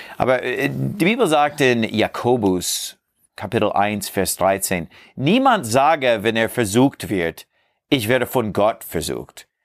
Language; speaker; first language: German; non-native, learner; English